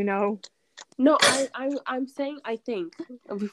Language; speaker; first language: English; native; English